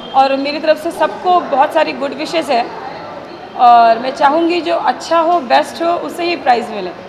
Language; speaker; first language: Hindi; native; Hindi